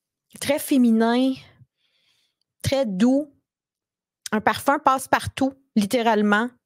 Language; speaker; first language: French; native; French